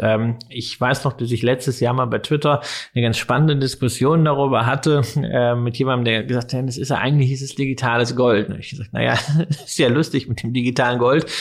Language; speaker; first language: German; native; German